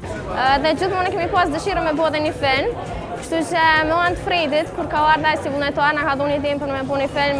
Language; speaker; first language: Albanian; native; Albanian